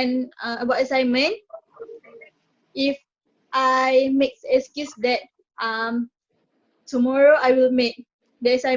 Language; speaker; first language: English; non-native, learner; Malay